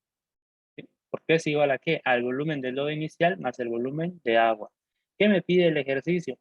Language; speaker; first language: Spanish; native; Spanish